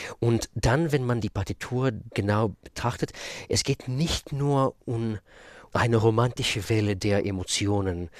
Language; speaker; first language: German; non-native, fluent; Russian